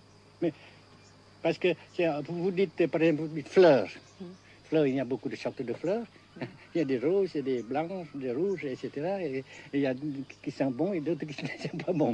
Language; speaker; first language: French; non-native, fluent; Vietnamese